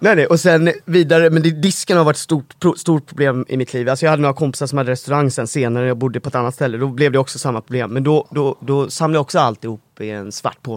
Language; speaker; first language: Swedish; native; Swedish